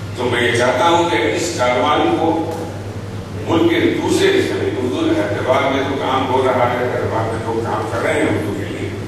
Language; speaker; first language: Urdu; native; Urdu